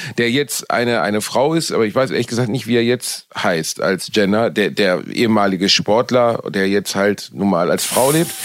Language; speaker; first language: German; native; German